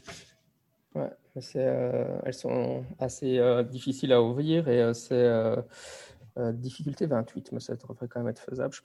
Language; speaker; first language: French; native; French